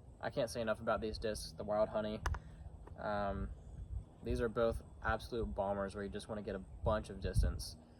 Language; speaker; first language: English; native; English